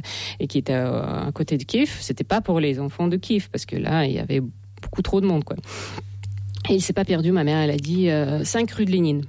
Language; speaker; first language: French; non-native, fluent; Russian